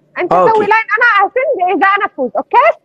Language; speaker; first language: Arabic; native; Arabic